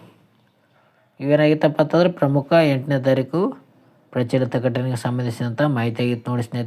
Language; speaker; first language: Kannada; native; Kannada